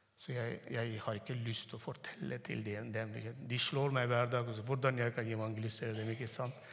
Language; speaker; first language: Norwegian; non-native, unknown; Turkmen